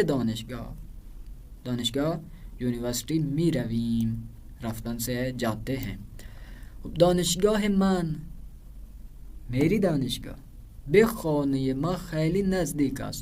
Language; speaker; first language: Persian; non-native, fluent; Urdu